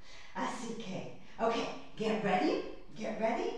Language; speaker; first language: Spanish; non-native, fluent; English